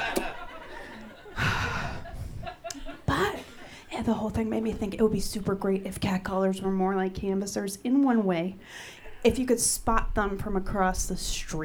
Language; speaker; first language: English; native; English